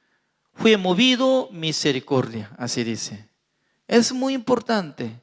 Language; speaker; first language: Spanish; non-native, fluent; Korean